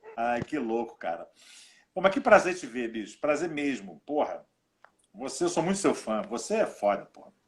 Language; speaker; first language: Portuguese; native; Portuguese